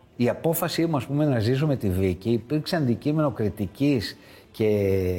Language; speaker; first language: Greek; native; Greek